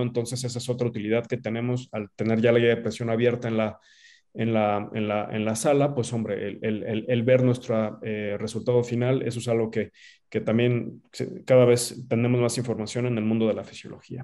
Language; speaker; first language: Spanish; native; Spanish